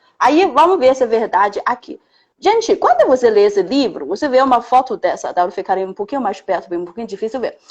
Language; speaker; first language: Portuguese; non-native, fluent; Chinese